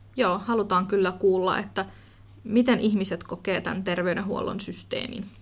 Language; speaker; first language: Finnish; early bilingual, other home language; Kurdish